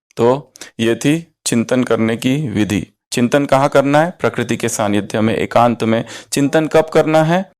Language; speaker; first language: Hindi; native; Hindi